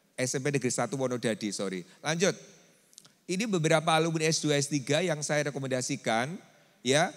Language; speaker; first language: Indonesian; native; Indonesian